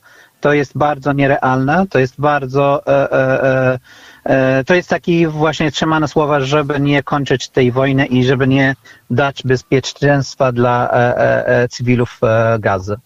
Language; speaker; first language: Polish; non-native, fluent; Arabic